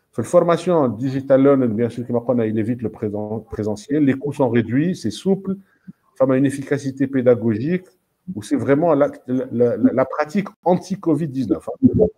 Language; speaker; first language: French; non-native, local second language; Arabic